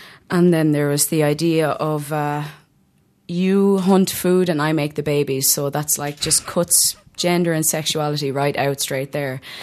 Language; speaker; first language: English; native; English